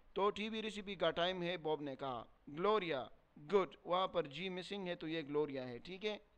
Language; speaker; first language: Urdu; non-native, local second language; Pashto